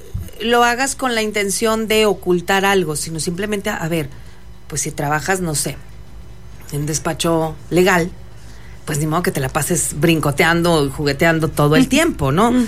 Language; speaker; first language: Spanish; native; Spanish